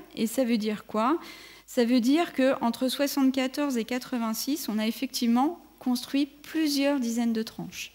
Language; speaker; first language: French; native; French